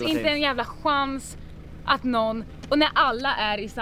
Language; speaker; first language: Swedish; native; Swedish